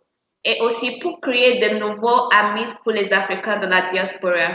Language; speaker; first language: French; non-native, learner; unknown